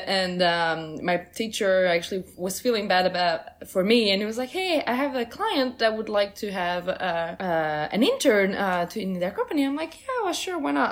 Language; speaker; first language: English; non-native, fluent; Portuguese